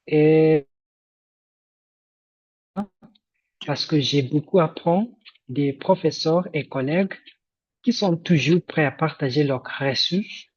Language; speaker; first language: French; non-native, fluent; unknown